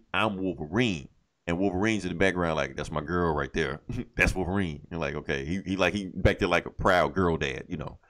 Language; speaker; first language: English; native; English